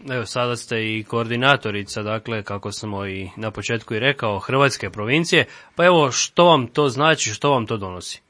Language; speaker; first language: Serbian; native; Serbian